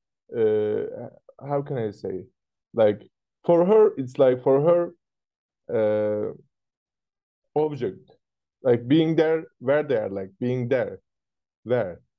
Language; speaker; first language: English; non-native, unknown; Turkish